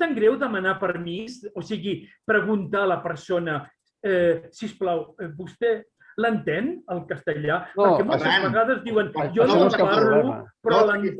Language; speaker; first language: Catalan; non-native, local second language; Spanish